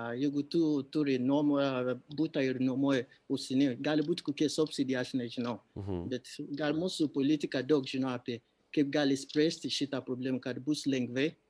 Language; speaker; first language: Lithuanian; non-native, learner; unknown